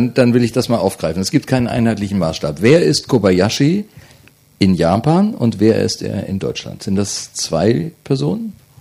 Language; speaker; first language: German; native; German